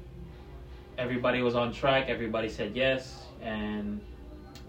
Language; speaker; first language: English; non-native, local second language; Filipino